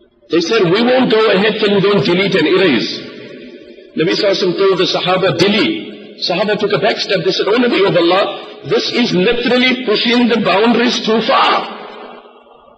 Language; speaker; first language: English; native; English